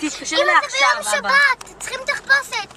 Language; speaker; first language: Hebrew; early bilingual, other home language; English